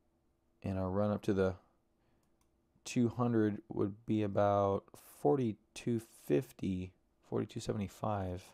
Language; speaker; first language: English; native; English